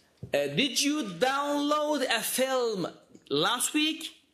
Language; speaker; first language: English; non-native, fluent; Turkish